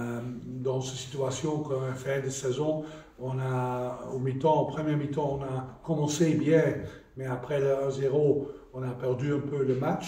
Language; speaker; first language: French; non-native, fluent; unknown